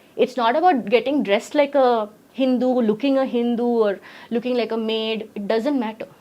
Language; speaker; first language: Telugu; early bilingual, heritage; Telugu